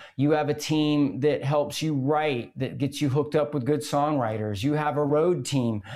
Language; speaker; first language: English; native; English